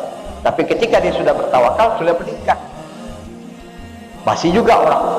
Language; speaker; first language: Indonesian; native; Indonesian